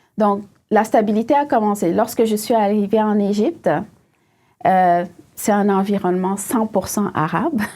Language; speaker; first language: French; non-native, local second language; Fula